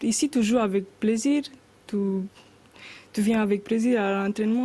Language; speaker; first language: French; non-native, learner; Romanian